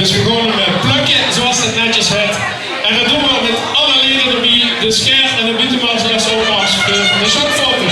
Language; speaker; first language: Dutch; native; Dutch